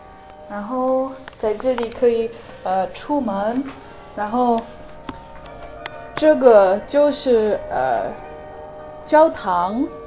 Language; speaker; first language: Chinese; non-native, fluent; Dutch